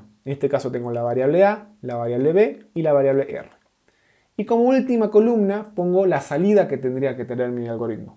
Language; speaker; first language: Spanish; native; Spanish